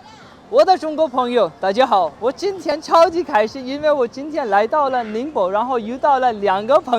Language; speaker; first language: Chinese; non-native, fluent; Urdu